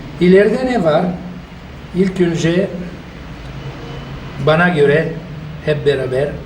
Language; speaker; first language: Turkish; non-native, fluent; Bulgarian